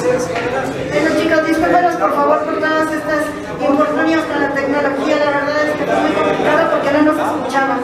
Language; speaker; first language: Spanish; native; Spanish